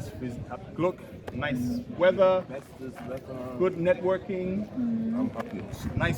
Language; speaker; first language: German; non-native, learner; English